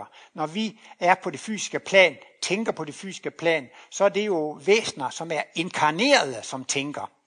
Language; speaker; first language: Danish; native; Danish